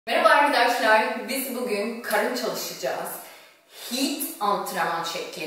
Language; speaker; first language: Turkish; non-native, fluent; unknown